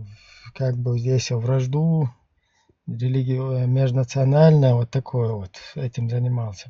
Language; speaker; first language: Russian; native; Russian